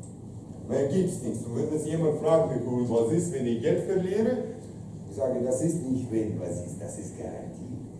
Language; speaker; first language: German; non-native, fluent; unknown